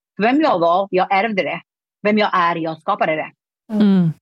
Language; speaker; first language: Swedish; non-native, fluent; Persian